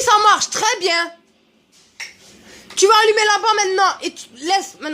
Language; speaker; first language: French; native; French